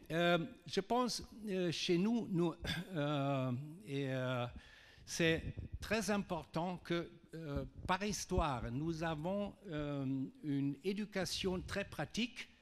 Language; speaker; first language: French; non-native, fluent; German